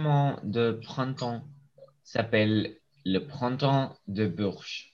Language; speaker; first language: French; non-native, learner; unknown